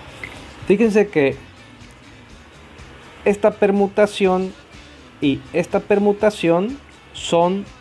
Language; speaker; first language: Spanish; native; Spanish